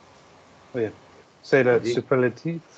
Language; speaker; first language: French; non-native, learner; English